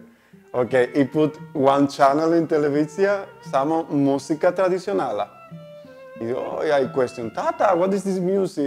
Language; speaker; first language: English; non-native, learner; Spanish